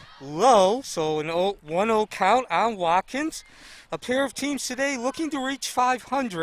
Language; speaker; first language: English; native; English